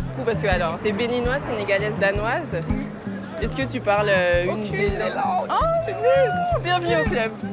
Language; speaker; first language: French; native; French